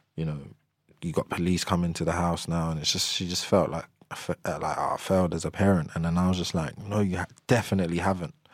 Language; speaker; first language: English; native; English